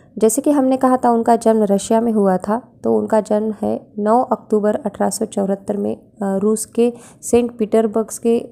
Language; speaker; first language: Hindi; non-native, local second language; Marathi